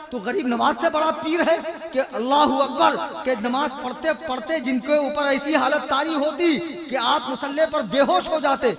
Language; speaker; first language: Urdu; native; Urdu